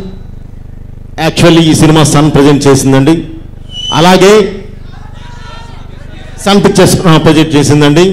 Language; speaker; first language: Telugu; native; Telugu